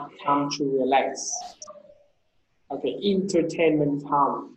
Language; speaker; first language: English; non-native, fluent; Vietnamese